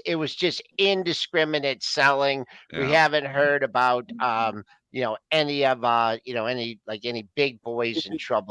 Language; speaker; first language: English; native; English